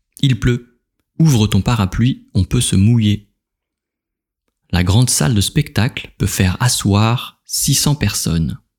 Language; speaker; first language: French; native; French